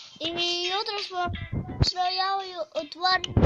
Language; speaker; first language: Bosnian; early bilingual, heritage; Bosnian